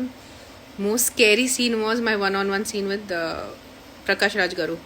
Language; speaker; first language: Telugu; non-native, local second language; Marathi